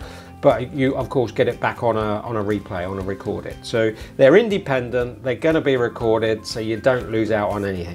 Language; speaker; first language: English; native; English